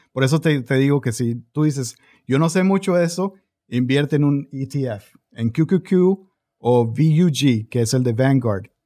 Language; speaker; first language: Spanish; early bilingual, heritage; Spanish